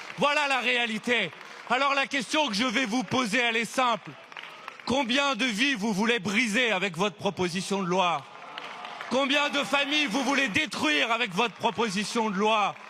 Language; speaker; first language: French; native; French